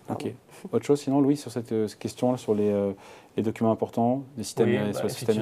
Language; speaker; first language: French; native; French